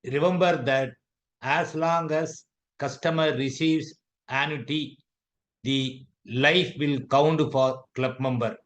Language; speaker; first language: English; non-native, local second language; Tamil